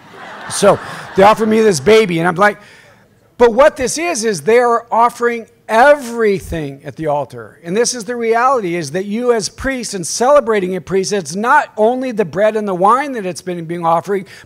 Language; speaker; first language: English; native; English